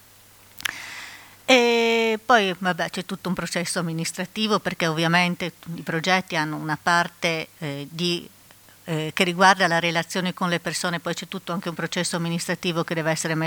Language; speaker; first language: Italian; native; Italian